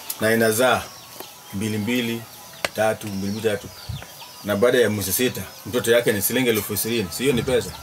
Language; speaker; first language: Swahili; non-native, local second language; Luo (Kenya and Tanzania)